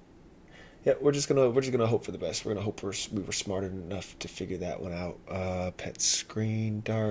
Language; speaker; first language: English; native; English